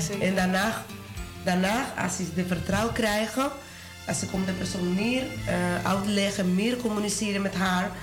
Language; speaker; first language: Dutch; non-native, learner; Spanish